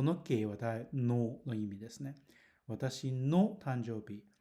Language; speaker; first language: Japanese; non-native, learner; Cantonese